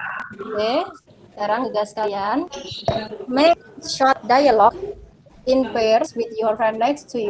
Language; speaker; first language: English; non-native, fluent; Indonesian